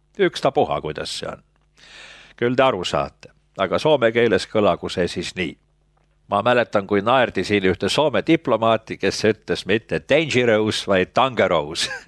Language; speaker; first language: Estonian; native; Estonian